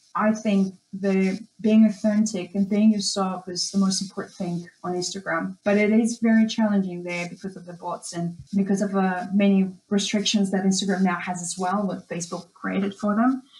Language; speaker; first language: English; non-native, fluent; Russian